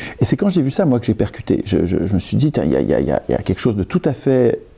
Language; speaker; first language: French; native; French